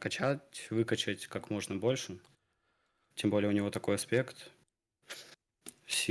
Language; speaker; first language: Russian; native; Russian